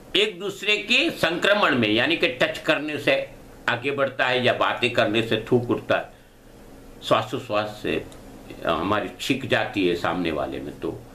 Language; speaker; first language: Hindi; non-native, local second language; Gujarati